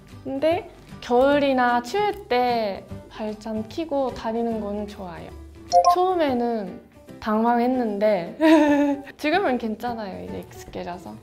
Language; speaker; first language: Korean; non-native, fluent; Japanese